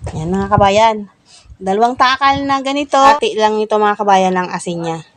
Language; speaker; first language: Filipino; native; Filipino